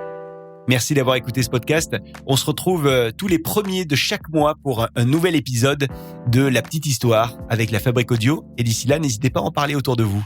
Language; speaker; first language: French; native; French